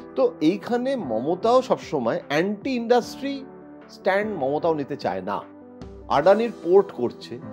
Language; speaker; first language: Bangla; native; Bangla